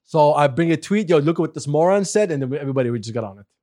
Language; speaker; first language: English; non-native, fluent; Arabic